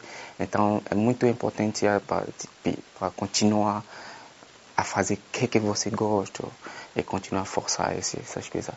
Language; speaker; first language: Portuguese; non-native, fluent; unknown